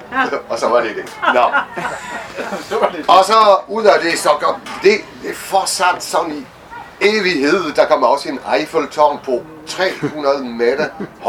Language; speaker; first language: Danish; non-native, fluent; French